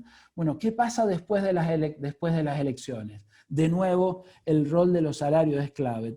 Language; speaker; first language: Spanish; native; Spanish